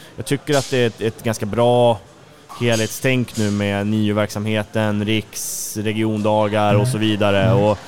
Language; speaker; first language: Swedish; native; Swedish